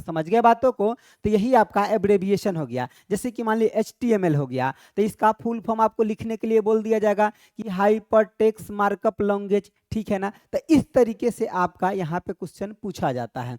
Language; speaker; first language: Hindi; native; Hindi